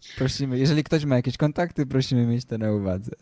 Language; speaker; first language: Polish; native; Polish